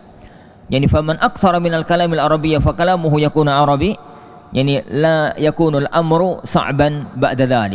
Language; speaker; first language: Arabic; non-native, fluent; Indonesian